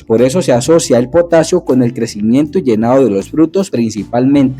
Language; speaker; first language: Spanish; native; Spanish